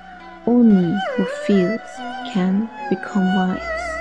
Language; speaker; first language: English; non-native, fluent; German